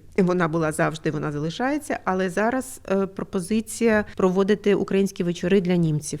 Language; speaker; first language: Ukrainian; native; Ukrainian